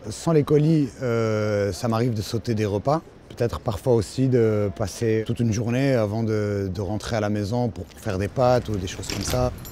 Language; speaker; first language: French; non-native, local second language; Arabic